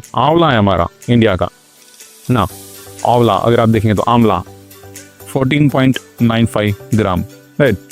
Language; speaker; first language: Hindi; non-native, local second language; Marathi